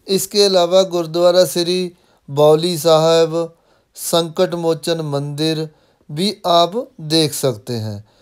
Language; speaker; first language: Hindi; non-native, local second language; Punjabi